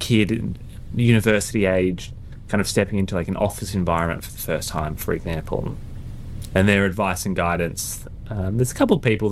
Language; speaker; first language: English; native; English